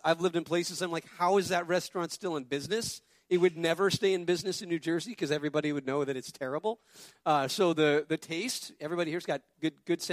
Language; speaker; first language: English; native; English